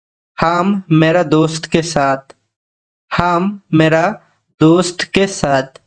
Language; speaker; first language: Hindi; non-native, fluent; Bangla